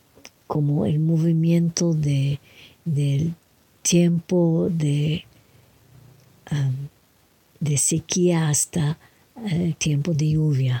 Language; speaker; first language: Spanish; non-native, learner; English